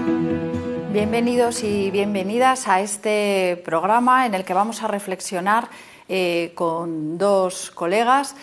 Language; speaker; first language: Spanish; native; Spanish